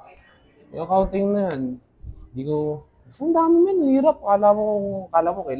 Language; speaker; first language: Filipino; native; Filipino